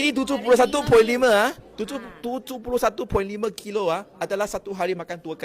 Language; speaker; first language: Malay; non-native, local second language; Chinese